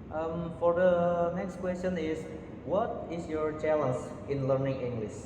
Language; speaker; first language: English; non-native, learner; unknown